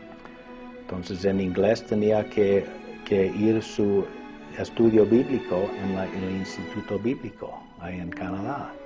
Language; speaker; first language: Spanish; non-native, fluent; English